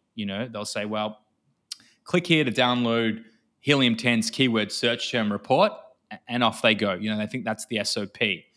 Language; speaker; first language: English; native; English